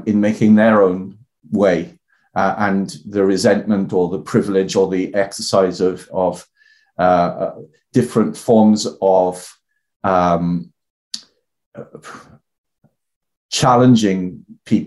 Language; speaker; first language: English; native; English